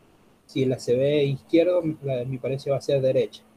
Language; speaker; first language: Spanish; native; Spanish